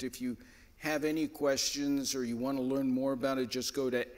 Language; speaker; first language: English; native; English